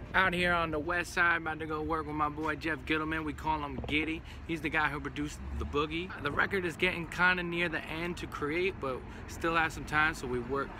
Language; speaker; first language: English; native; English